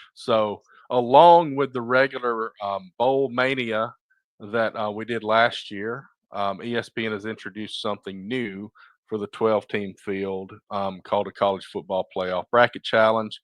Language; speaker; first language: English; native; English